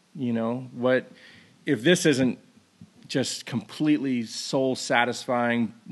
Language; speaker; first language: English; native; English